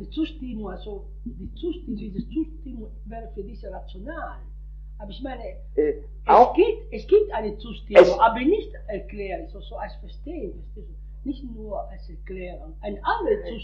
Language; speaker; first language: German; non-native, fluent; Italian